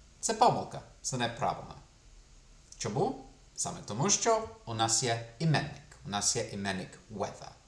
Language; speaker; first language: Ukrainian; non-native, fluent; English